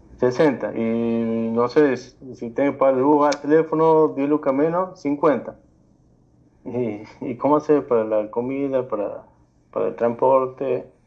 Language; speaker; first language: Spanish; native; Spanish